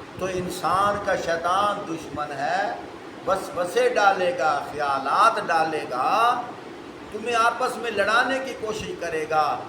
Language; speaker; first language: Urdu; non-native, local second language; Punjabi